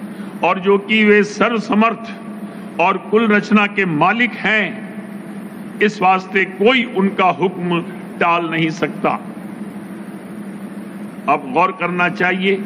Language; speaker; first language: Hindi; native; Hindi